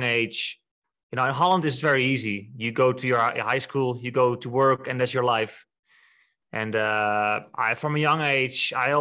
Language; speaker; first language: English; non-native, fluent; Dutch